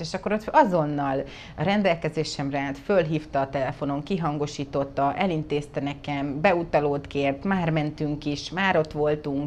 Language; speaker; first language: Hungarian; native; Hungarian